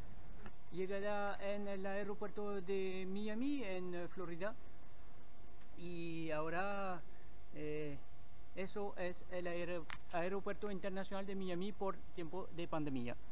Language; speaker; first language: Spanish; non-native, learner; French